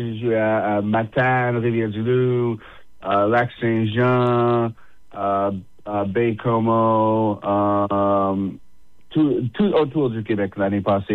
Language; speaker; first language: French; non-native, fluent; English